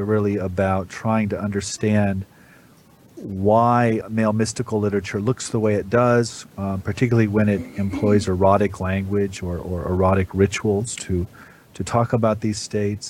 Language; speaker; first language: English; native; English